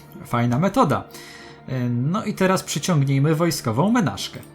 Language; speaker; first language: Polish; native; Polish